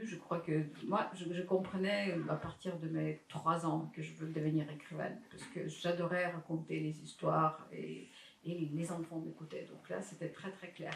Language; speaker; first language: French; non-native, fluent; Ukrainian